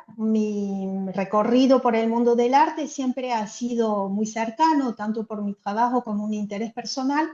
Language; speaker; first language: Spanish; non-native, fluent; French